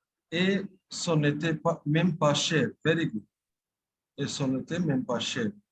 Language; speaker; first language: French; non-native, fluent; Bangla